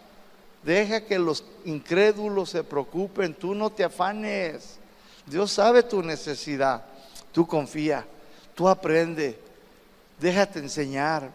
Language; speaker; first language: Spanish; native; Spanish